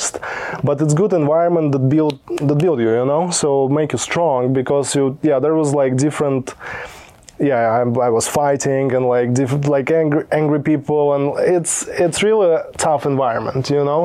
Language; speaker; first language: English; non-native, fluent; Russian